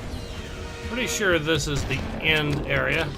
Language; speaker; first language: English; native; English